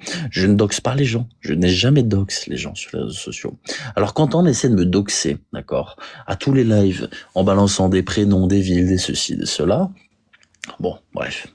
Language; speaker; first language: French; native; French